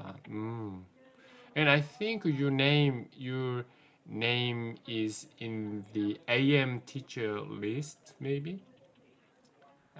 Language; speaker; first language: English; non-native, learner; Korean